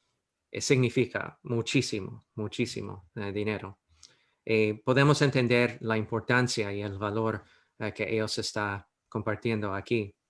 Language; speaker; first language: Spanish; non-native, fluent; English